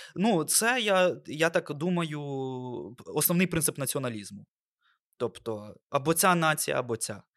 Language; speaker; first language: Ukrainian; non-native, local second language; Russian